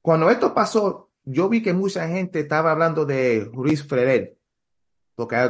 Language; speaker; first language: Spanish; early bilingual, heritage; Spanish